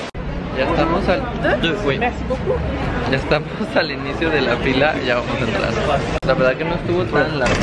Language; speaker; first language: Spanish; native; Spanish